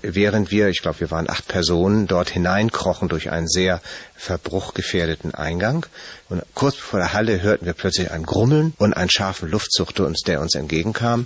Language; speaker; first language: German; native; German